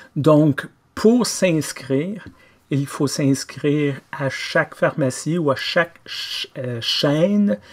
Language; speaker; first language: French; native; French